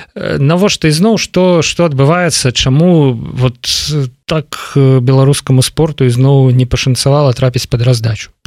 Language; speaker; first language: Belarusian; non-native, local second language; Russian